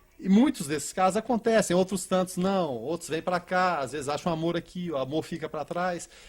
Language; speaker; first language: Portuguese; native; Portuguese